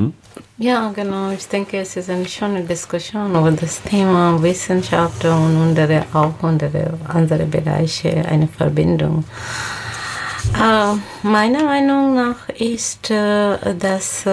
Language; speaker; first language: German; non-native, learner; Bangla